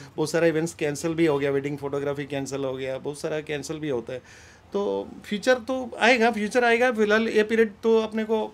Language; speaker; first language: Hindi; non-native, local second language; Malayalam